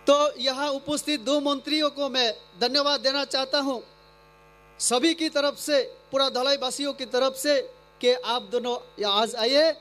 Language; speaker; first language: Hindi; non-native, local second language; Bangla